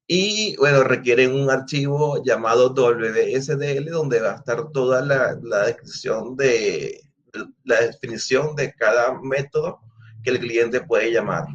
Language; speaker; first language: Spanish; native; Spanish